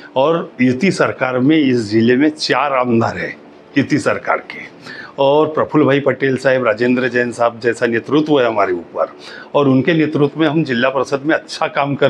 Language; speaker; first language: Hindi; non-native, local second language; Marathi